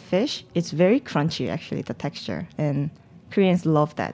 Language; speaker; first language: English; non-native, fluent; Korean